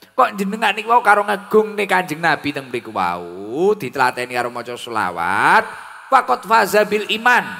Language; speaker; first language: Indonesian; non-native, local second language; Javanese